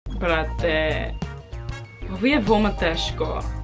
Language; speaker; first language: Serbian; non-native, learner; English